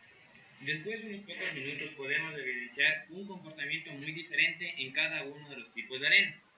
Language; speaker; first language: Spanish; native; Spanish